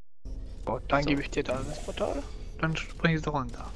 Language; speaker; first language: German; native; German